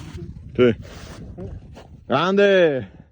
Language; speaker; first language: Italian; native; Italian